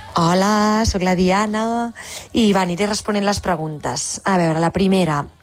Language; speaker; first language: Catalan; native; Catalan